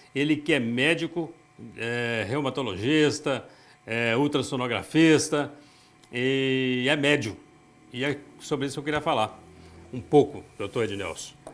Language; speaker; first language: Portuguese; native; Portuguese